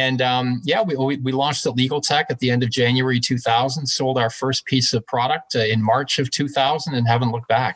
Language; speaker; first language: English; native; English